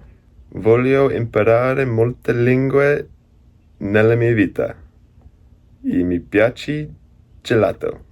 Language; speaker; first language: Italian; non-native, learner; English